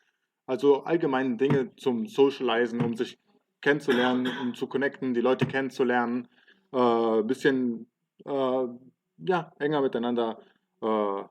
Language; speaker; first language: German; early bilingual, other home language; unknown